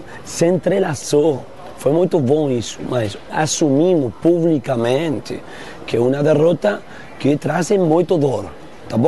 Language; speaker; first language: Portuguese; non-native, learner; Spanish